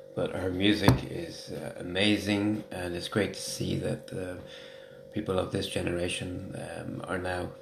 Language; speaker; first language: English; native; English